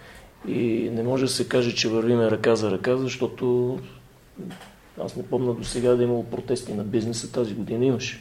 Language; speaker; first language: Bulgarian; native; Bulgarian